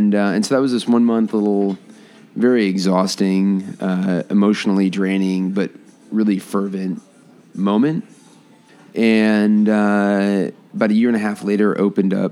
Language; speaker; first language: English; native; English